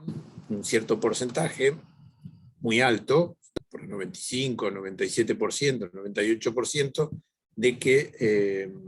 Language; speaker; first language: Spanish; native; Spanish